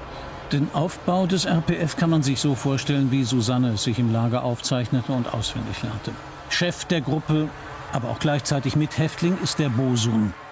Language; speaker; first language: German; native; German